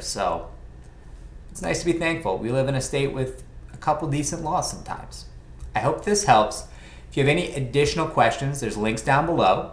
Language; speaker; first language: English; native; English